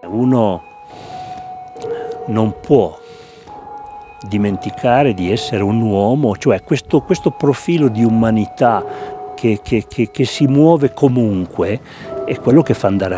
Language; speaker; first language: Italian; native; Italian